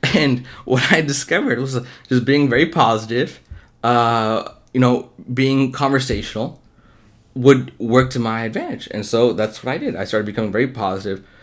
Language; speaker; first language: English; early bilingual, other home language; Hindi